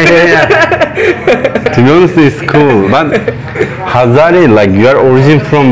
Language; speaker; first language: English; non-native, learner; Turkish